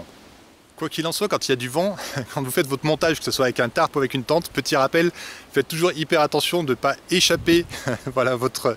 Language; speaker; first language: French; native; French